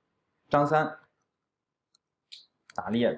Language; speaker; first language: Chinese; native; Chinese